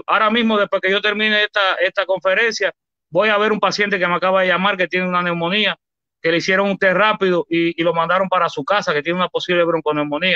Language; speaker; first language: Spanish; native; Spanish